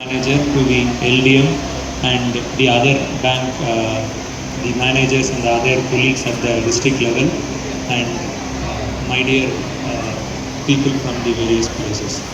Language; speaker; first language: English; non-native, local second language; Tamil